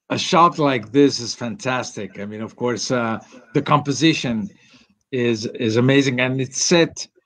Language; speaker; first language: English; non-native, fluent; Italian